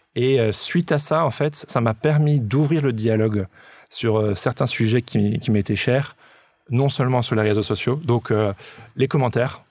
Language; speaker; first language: French; native; French